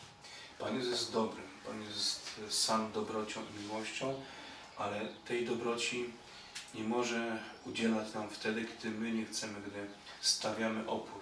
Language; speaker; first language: Polish; native; Polish